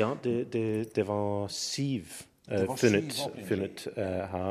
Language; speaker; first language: Norwegian; non-native, learner; English